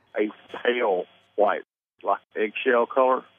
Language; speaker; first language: English; native; English